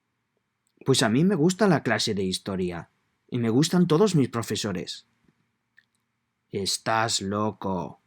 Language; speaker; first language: Spanish; non-native, fluent; English